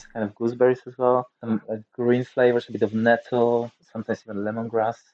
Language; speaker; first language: English; non-native, fluent; Polish